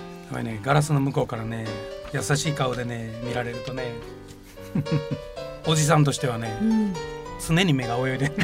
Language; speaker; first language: Japanese; native; Japanese